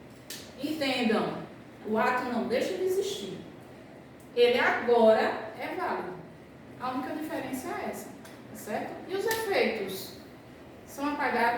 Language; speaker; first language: Portuguese; native; Portuguese